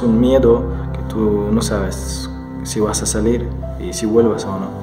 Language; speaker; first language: Spanish; non-native, fluent; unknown